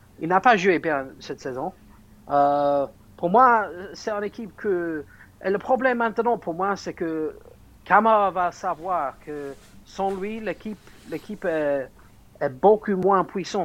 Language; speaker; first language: French; non-native, fluent; English